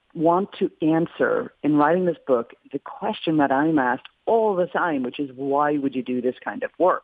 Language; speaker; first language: English; native; English